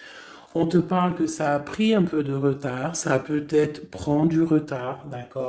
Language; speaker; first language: French; native; French